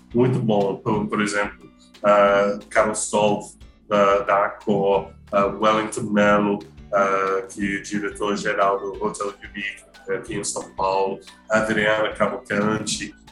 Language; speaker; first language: Portuguese; non-native, fluent; English